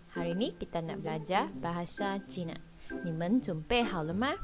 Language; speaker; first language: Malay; non-native, local second language; Chinese